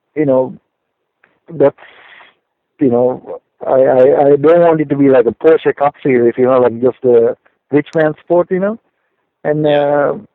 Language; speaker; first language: English; non-native, local second language; Sinhala